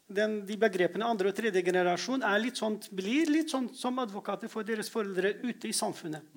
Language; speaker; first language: Norwegian; non-native, fluent; Kurdish